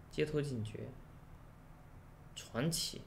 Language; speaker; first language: Chinese; native; Chinese